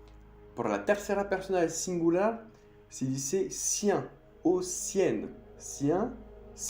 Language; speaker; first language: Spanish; non-native, fluent; French